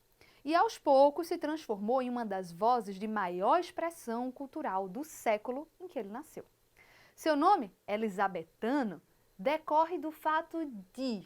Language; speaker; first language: Portuguese; native; Portuguese